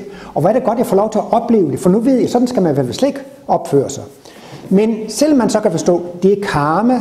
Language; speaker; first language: Danish; native; Danish